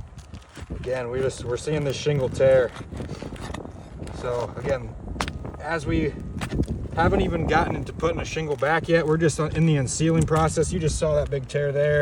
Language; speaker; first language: English; native; English